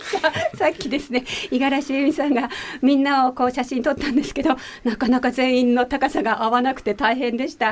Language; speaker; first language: Japanese; native; Japanese